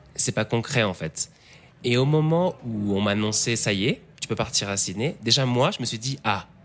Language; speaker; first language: French; native; French